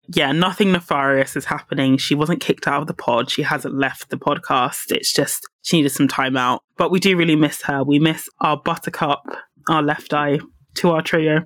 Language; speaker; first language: English; native; English